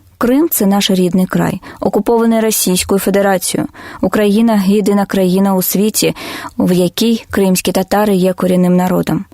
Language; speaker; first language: Ukrainian; non-native, local second language; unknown